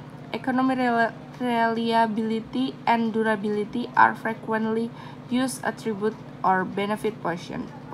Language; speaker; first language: English; non-native, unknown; Indonesian